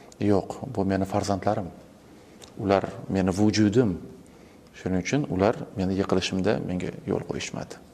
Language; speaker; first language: Uzbek; non-native, local second language; Russian